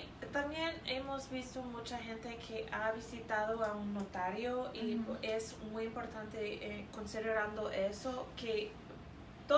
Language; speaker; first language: Spanish; non-native, fluent; English